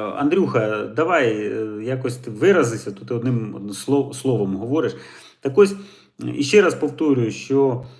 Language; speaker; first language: Ukrainian; native; Ukrainian